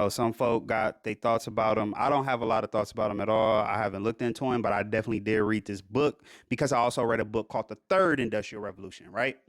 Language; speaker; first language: English; native; English